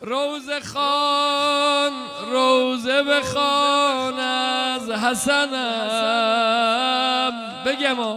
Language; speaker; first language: Persian; native; Persian